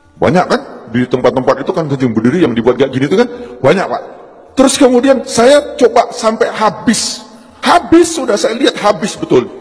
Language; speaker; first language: Indonesian; non-native, local second language; Javanese